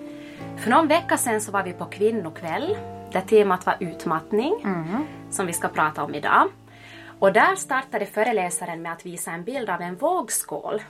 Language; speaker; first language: Swedish; native; Swedish